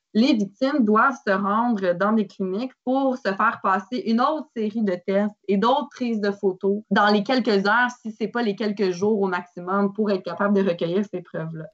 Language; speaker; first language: French; native; French